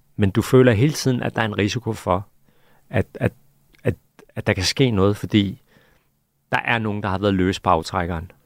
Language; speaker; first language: Danish; early bilingual, other home language; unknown